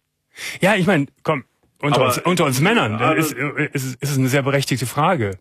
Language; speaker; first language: German; native; German